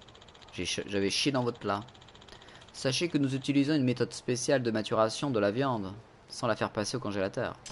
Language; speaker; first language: French; native; French